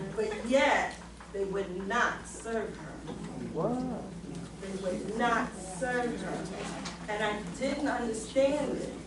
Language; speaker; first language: English; native; English